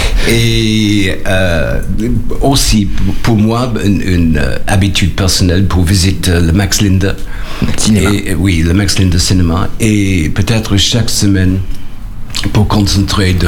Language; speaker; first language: French; non-native, learner; English